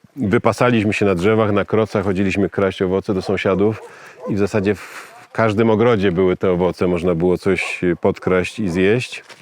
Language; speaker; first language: Polish; native; Polish